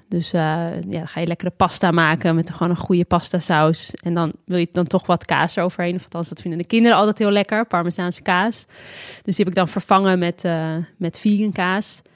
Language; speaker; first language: Dutch; native; Dutch